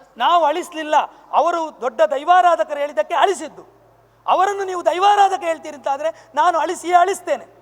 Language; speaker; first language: Kannada; non-native, local second language; Tulu